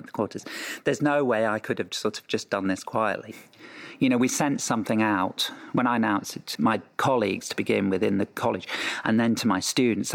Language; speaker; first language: English; native; English